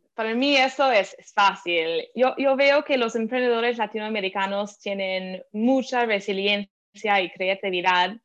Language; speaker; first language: Spanish; non-native, fluent; English